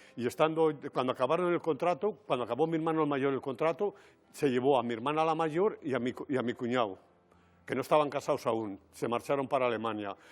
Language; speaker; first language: Spanish; native; Spanish